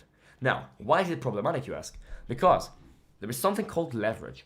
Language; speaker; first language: English; non-native, fluent; Hebrew